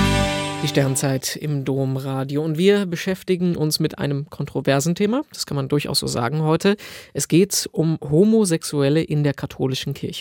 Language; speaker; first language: German; native; German